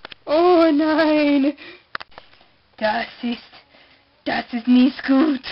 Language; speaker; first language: German; non-native, learner; English